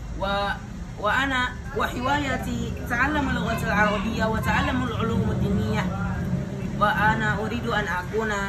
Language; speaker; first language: Arabic; non-native, learner; Indonesian